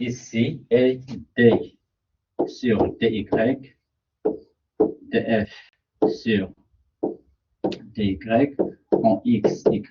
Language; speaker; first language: French; non-native, local second language; Arabic